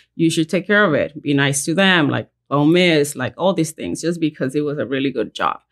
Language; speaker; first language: English; early bilingual, other home language; Spanish